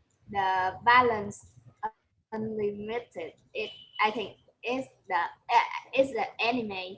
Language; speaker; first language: English; non-native, learner; Vietnamese